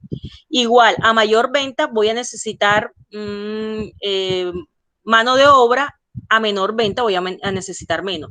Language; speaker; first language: Spanish; native; Spanish